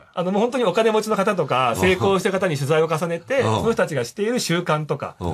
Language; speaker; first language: Japanese; native; Japanese